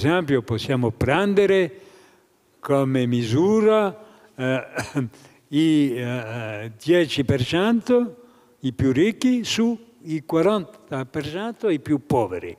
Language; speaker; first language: Italian; non-native, fluent; French